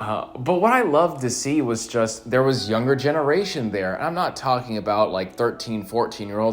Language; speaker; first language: English; native; English